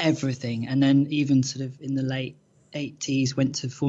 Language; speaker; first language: English; native; English